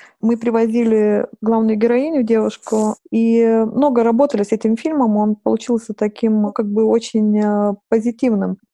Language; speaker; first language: Russian; non-native, fluent; Lithuanian